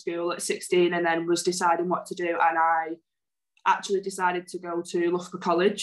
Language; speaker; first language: English; native; English